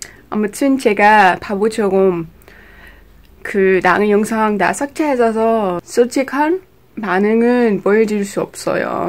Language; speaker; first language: Korean; non-native, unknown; Dutch